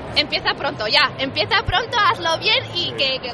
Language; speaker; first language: Spanish; non-native, fluent; Dutch